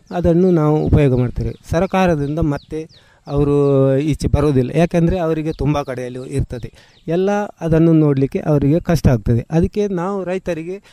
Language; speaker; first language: Kannada; native; Kannada